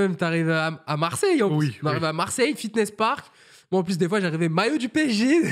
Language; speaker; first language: French; native; French